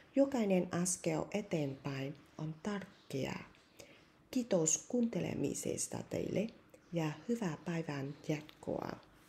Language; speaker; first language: Finnish; non-native, learner; Vietnamese